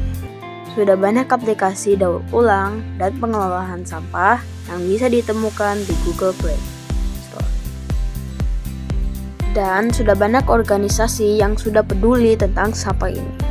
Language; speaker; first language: Indonesian; native; Indonesian